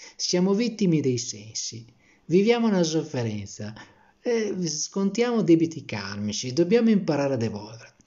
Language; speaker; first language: Italian; native; Italian